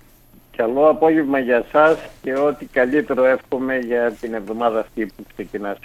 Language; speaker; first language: Greek; native; Greek